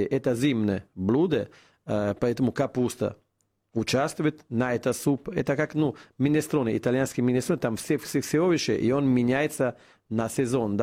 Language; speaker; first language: Russian; non-native, fluent; Italian